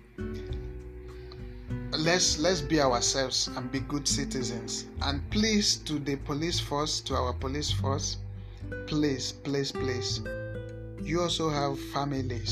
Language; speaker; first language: English; non-native, local second language; Igbo